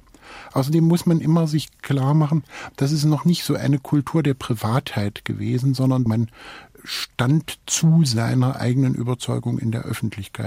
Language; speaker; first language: German; native; German